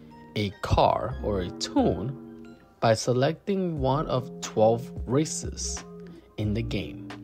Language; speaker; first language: English; native; English